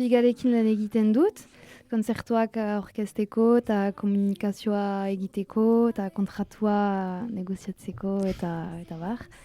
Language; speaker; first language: Basque; non-native, local second language; French